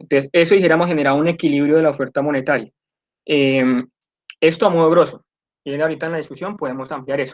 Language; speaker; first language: Spanish; native; Spanish